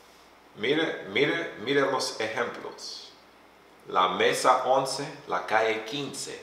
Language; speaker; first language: Spanish; non-native, fluent; English